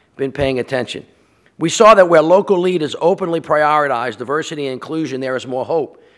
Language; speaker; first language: English; native; English